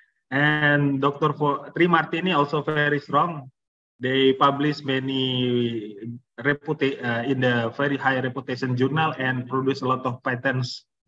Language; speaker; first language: English; non-native, fluent; Indonesian